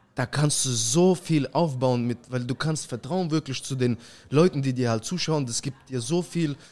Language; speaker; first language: German; early bilingual, other home language; Russian